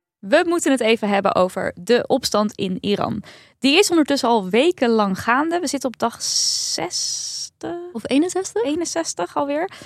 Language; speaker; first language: Dutch; native; Dutch